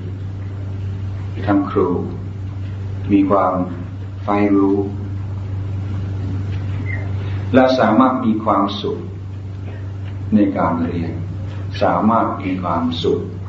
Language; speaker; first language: Thai; non-native, fluent; English